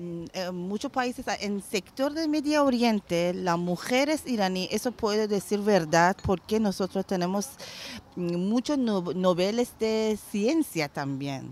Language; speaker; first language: Spanish; non-native, learner; Persian